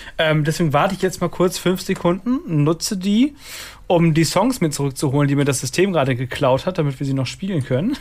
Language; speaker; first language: German; native; German